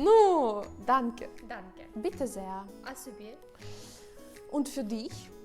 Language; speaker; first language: German; non-native, fluent; Ukrainian